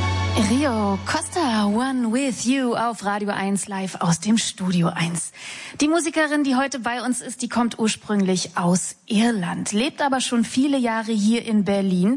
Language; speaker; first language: German; native; German